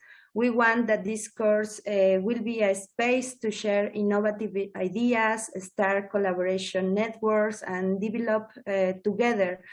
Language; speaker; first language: English; non-native, learner; Spanish